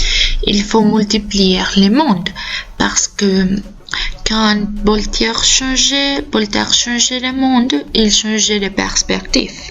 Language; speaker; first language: French; non-native, learner; Spanish